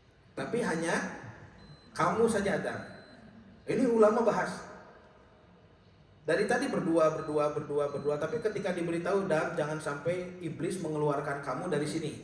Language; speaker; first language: Indonesian; native; Indonesian